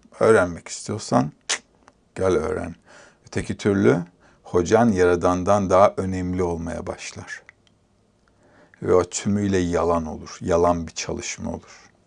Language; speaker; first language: Turkish; native; Turkish